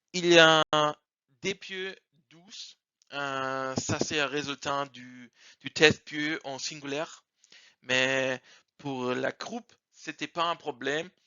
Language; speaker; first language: French; non-native, learner; German